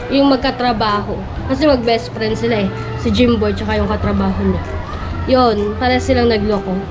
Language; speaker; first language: Filipino; native; Filipino